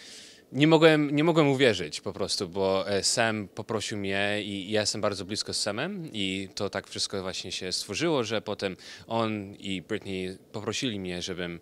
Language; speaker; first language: Polish; early bilingual, heritage; Polish